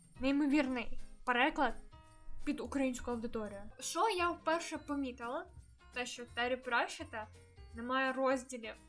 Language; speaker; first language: Ukrainian; native; Ukrainian